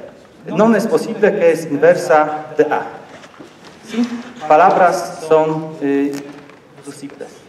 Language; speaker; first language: Spanish; non-native, learner; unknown